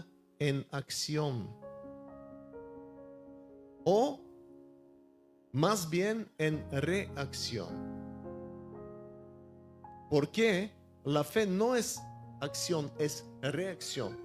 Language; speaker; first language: Spanish; non-native, fluent; Bulgarian